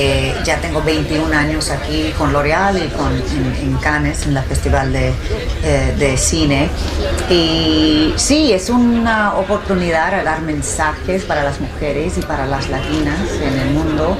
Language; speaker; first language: Spanish; non-native, learner; English